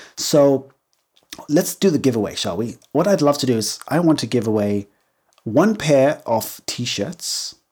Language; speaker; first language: English; native; English